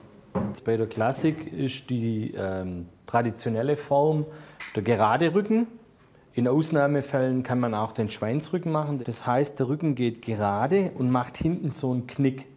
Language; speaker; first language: German; native; German